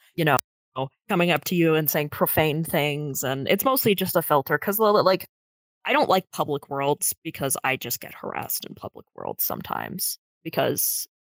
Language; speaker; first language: English; native; English